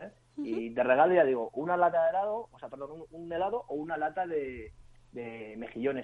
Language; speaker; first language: Spanish; native; Spanish